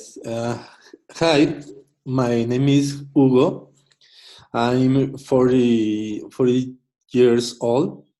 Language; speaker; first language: English; non-native, learner; Spanish